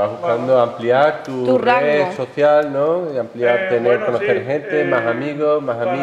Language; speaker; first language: Spanish; native; Spanish